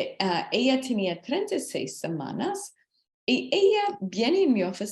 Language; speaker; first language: Spanish; non-native, learner; English